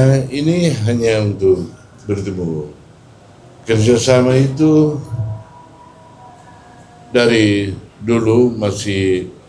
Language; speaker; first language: Indonesian; non-native, fluent; Tetum